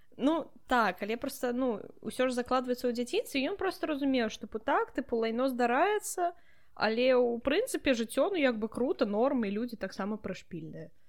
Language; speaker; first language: Belarusian; non-native, local second language; Russian